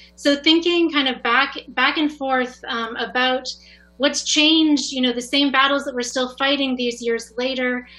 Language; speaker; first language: English; native; English